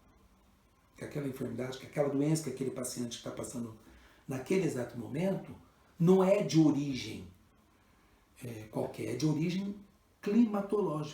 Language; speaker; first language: Portuguese; native; Portuguese